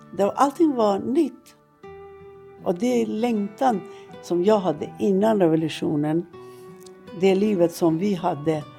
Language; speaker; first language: Swedish; non-native, fluent; Persian